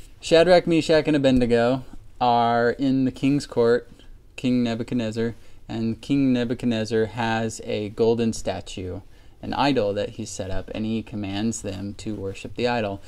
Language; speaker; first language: English; native; English